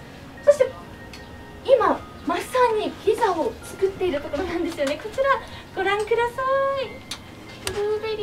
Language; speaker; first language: Japanese; native; Japanese